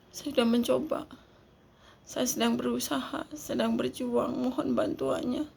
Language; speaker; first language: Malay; non-native, local second language; Javanese